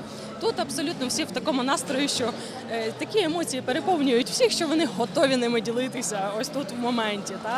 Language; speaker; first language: Ukrainian; native; Ukrainian